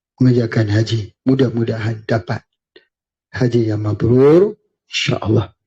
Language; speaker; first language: Malay; native; Malay